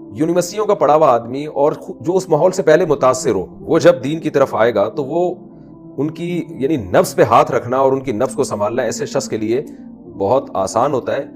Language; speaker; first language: Urdu; native; Urdu